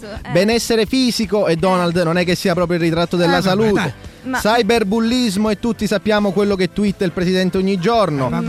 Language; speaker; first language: Italian; native; Italian